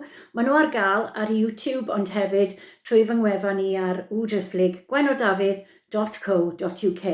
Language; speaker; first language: Welsh; native; Welsh